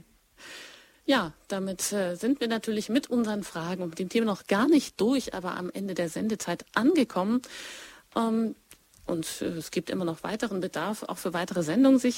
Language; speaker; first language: German; native; German